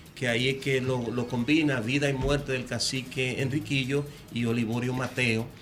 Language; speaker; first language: Spanish; native; Spanish